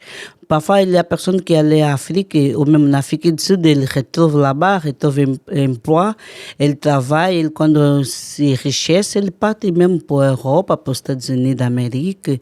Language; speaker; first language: French; non-native, learner; Portuguese